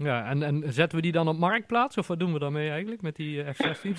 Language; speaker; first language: Dutch; native; Dutch